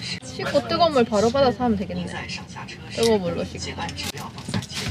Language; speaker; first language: Korean; native; Korean